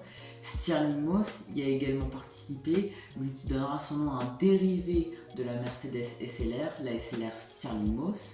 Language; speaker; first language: French; native; French